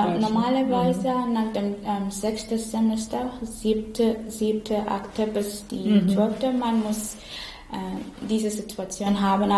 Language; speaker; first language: German; non-native, learner; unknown